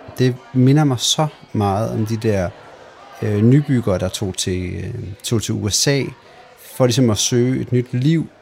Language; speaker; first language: Danish; native; Danish